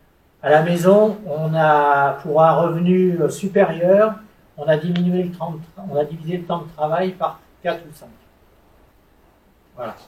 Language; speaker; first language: French; native; French